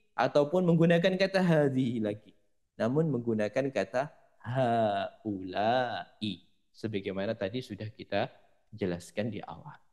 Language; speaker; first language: Indonesian; native; Indonesian